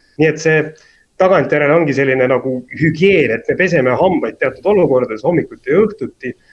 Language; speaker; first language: Estonian; native; Estonian